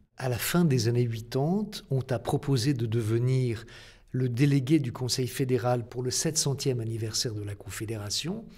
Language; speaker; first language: French; native; French